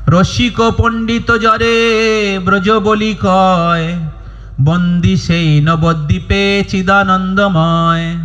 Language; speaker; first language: Hindi; non-native, local second language; Bangla